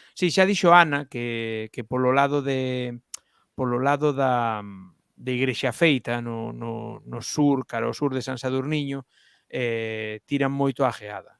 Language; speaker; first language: Galician; non-native, local second language; Spanish